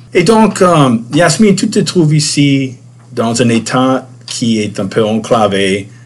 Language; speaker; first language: French; non-native, fluent; English